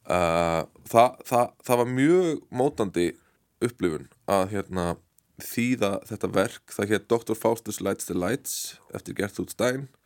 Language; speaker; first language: Icelandic; native; Icelandic